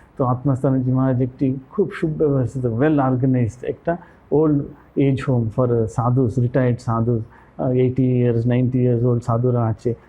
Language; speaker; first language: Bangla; non-native, local second language; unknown